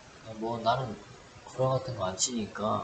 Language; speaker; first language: Korean; native; Korean